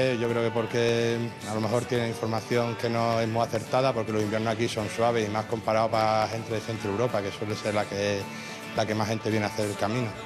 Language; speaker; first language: Spanish; native; Spanish